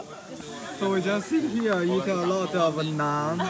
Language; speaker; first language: English; non-native, learner; Chinese